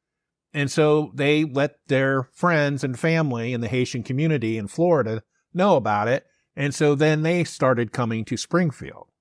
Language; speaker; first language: English; native; English